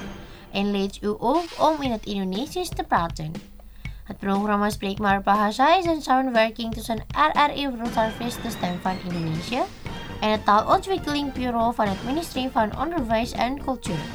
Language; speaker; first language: Dutch; non-native, fluent; Indonesian